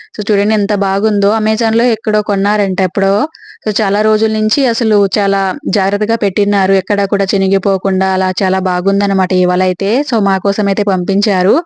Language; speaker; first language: Telugu; non-native, local second language; Lambadi